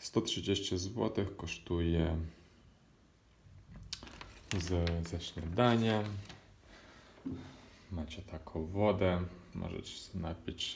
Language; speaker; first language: Polish; non-native, fluent; Ukrainian